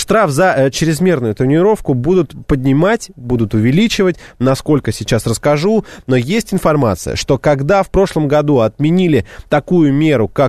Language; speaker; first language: Russian; native; Russian